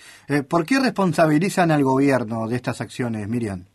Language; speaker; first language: Spanish; native; Spanish